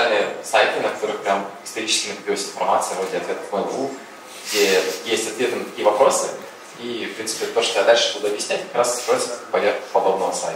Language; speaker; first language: Russian; native; Russian